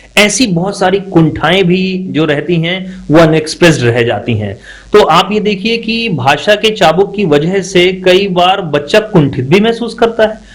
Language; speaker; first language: Hindi; native; Hindi